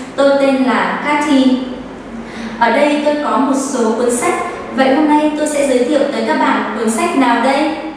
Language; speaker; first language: Vietnamese; native; Vietnamese